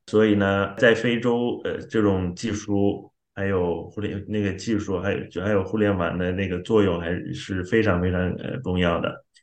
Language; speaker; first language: Chinese; non-native, fluent; Xhosa